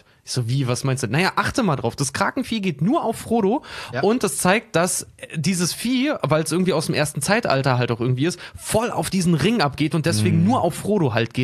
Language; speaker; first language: German; native; German